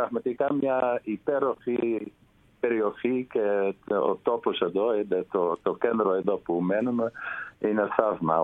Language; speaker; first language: Greek; non-native, fluent; Dutch